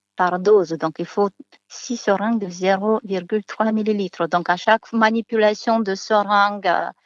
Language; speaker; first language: French; non-native, fluent; Romanian